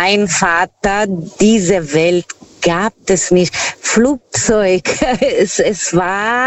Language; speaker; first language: German; non-native, fluent; Portuguese